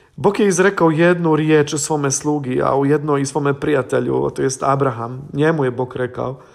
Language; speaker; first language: Croatian; non-native, fluent; Polish